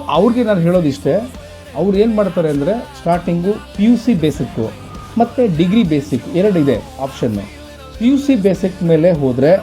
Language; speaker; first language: Kannada; native; Kannada